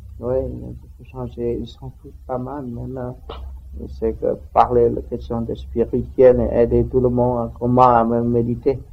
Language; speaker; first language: French; non-native, learner; Vietnamese